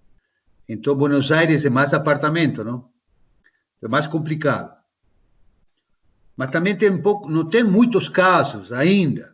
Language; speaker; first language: Portuguese; non-native, fluent; Spanish